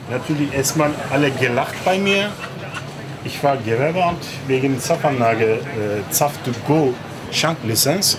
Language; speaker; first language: German; non-native, learner; Turkish